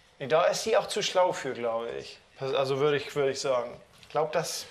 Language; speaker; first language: German; native; German